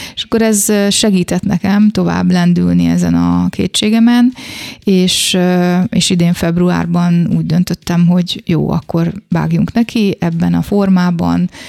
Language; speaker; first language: Hungarian; native; Hungarian